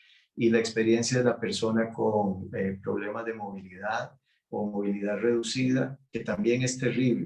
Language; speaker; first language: Spanish; native; Spanish